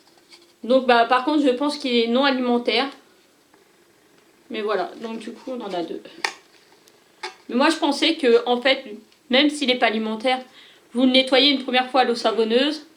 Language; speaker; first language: French; native; French